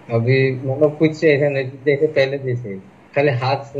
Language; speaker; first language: Hindi; non-native, local second language; Odia